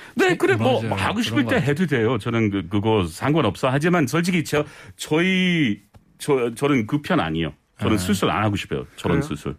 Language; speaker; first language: Korean; non-native, learner; English